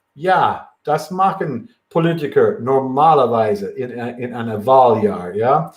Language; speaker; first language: German; non-native, fluent; English